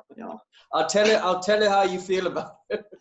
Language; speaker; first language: English; native; English